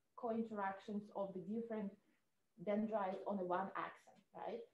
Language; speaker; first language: English; non-native, fluent; Russian